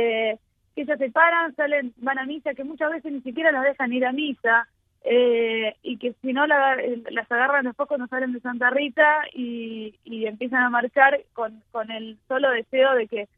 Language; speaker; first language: Spanish; native; Spanish